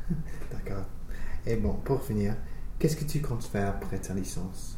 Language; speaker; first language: French; non-native, fluent; English